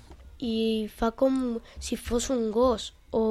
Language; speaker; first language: Catalan; non-native, local second language; Spanish